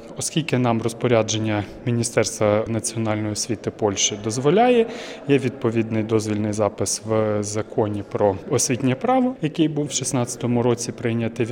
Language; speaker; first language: Ukrainian; native; Ukrainian